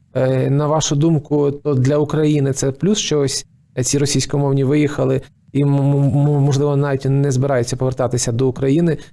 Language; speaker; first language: Ukrainian; native; Ukrainian